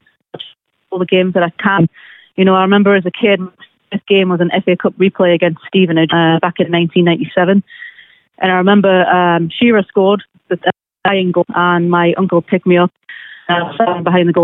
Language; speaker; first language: English; native; English